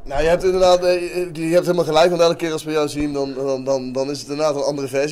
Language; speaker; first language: Dutch; native; Dutch